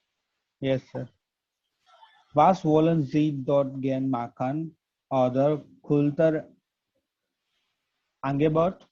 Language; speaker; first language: German; non-native, learner; Gujarati